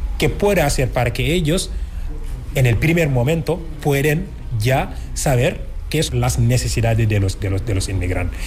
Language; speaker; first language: Spanish; non-native, fluent; Wolof